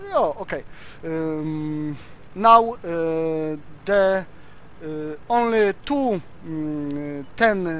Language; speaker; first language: English; non-native, learner; Polish